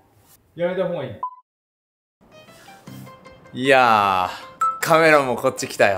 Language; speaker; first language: Japanese; native; Japanese